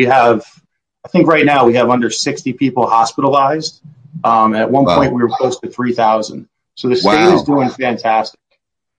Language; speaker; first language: English; native; English